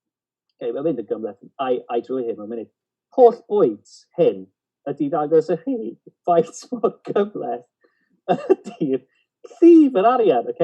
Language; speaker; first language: Welsh; native; Welsh